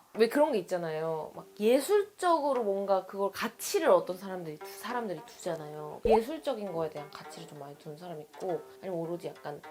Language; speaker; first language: Korean; native; Korean